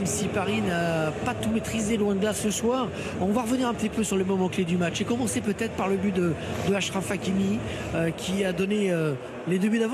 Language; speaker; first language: French; native; French